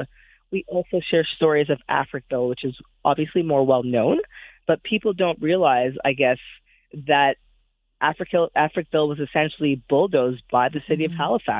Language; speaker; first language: English; native; English